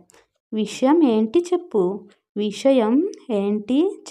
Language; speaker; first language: Telugu; non-native, local second language; Odia